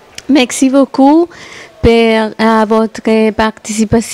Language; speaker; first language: French; non-native, learner; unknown